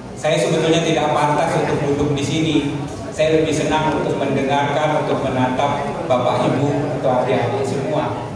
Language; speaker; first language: Indonesian; native; Indonesian